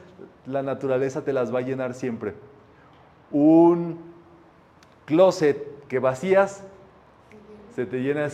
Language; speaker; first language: Spanish; native; Spanish